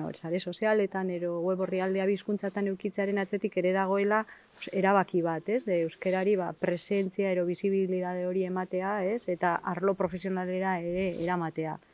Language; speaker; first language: Basque; non-native, local second language; Spanish